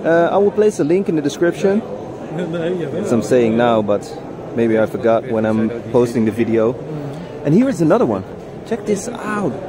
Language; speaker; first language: English; non-native, fluent; Dutch